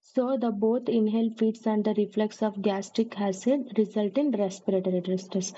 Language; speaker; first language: English; non-native, local second language; Kannada